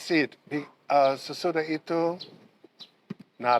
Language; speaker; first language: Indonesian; non-native, learner; English